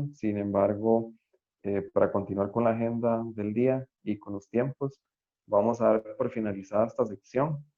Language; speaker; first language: Spanish; native; Spanish